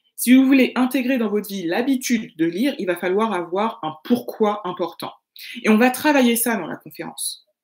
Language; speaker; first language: French; native; French